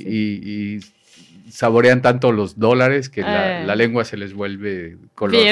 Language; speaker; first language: Spanish; native; Spanish